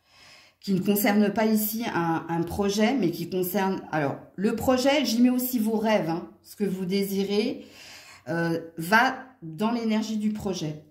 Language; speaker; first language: French; native; French